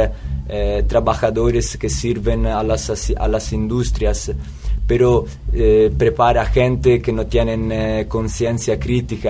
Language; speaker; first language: Spanish; non-native, fluent; Italian